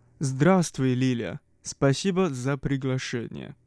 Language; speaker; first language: Russian; non-native, fluent; Chinese